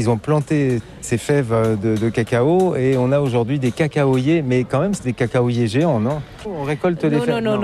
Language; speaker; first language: French; native; French